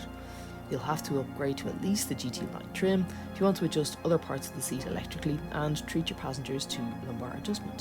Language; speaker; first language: English; native; English